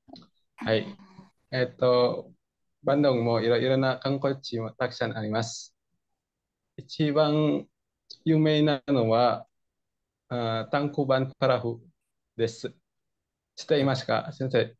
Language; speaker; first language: Japanese; non-native, learner; Indonesian